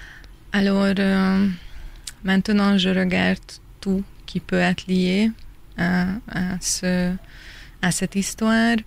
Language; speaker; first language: French; non-native, fluent; Hungarian